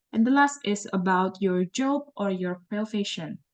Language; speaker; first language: English; non-native, learner; Indonesian